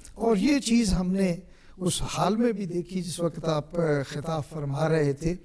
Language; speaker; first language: Urdu; native; Urdu